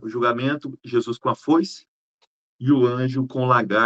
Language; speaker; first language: Portuguese; native; Portuguese